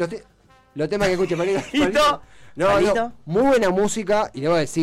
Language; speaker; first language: Spanish; native; Spanish